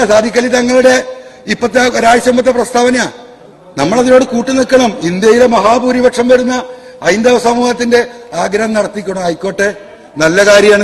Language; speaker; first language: Malayalam; native; Malayalam